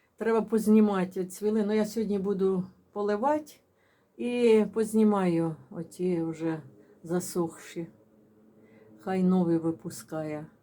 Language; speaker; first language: Ukrainian; non-native, local second language; Russian